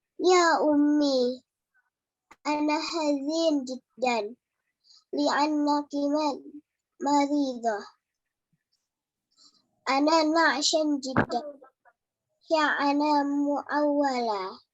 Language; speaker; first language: Arabic; non-native, learner; Indonesian